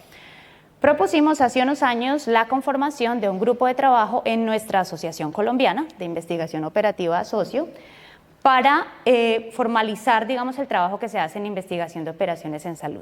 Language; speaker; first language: Spanish; native; Spanish